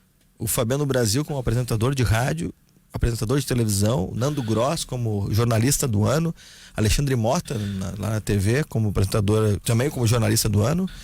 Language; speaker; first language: Portuguese; native; Portuguese